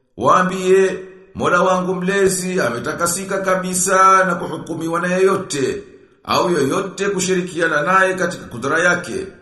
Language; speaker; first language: Swahili; native; Swahili